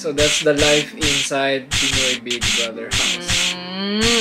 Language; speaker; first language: English; non-native, local second language; Filipino